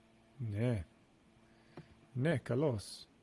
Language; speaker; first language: Greek; non-native, learner; English